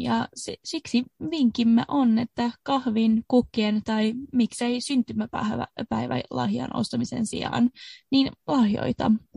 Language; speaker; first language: Finnish; non-native, fluent; Swedish